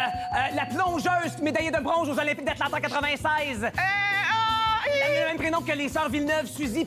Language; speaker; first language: French; native; French